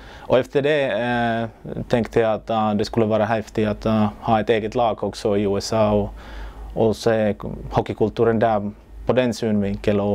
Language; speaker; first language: Swedish; non-native, local second language; Finnish